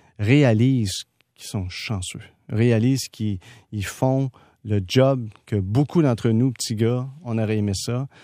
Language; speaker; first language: French; native; French